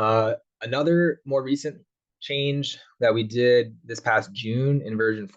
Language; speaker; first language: English; native; English